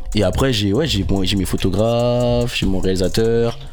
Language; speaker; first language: French; native; French